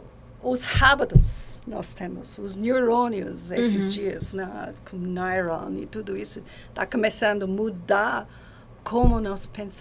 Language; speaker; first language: Portuguese; non-native, learner; English